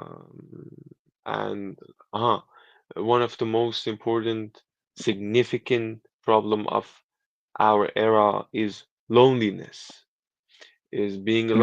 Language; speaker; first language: English; non-native, learner; Persian